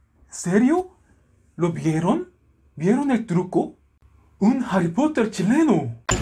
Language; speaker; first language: Spanish; non-native, learner; Korean